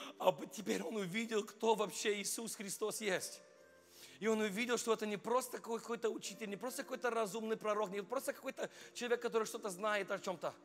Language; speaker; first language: Russian; non-native, fluent; English